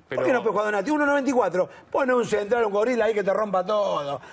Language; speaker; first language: Spanish; native; Spanish